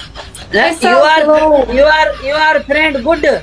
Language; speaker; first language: English; non-native, learner; Urdu